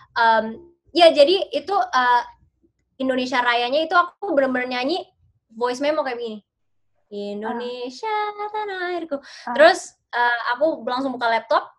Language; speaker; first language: Indonesian; native; Indonesian